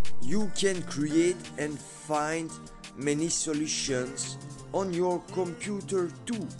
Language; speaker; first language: English; non-native, learner; French